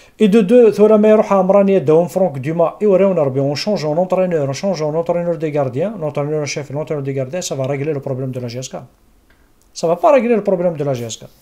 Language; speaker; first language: French; non-native, local second language; Kabyle